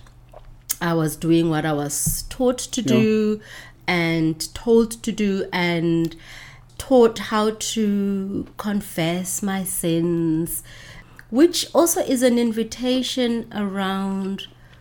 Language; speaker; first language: English; non-native, local second language; Northern Sotho